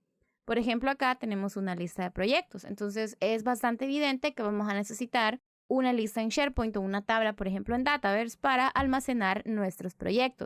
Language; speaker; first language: Spanish; native; Spanish